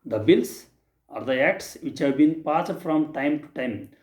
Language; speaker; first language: English; non-native, local second language; Kannada